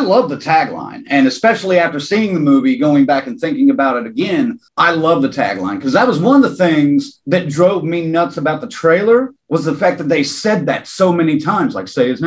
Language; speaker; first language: English; native; English